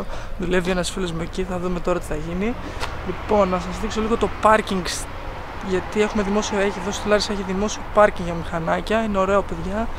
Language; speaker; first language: Greek; native; Greek